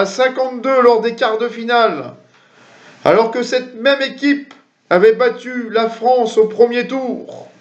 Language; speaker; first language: French; native; French